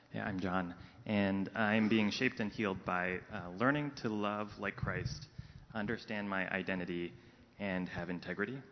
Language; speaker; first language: English; non-native, local second language; Cantonese